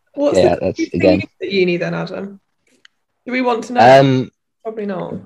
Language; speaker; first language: English; native; English